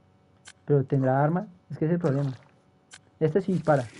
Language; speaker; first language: Spanish; native; Spanish